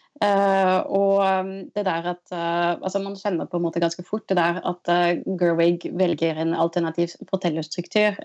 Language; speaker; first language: Norwegian; non-native, fluent; French